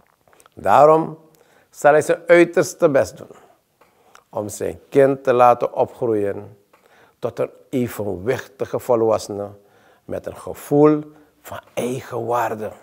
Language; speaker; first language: Dutch; native; Dutch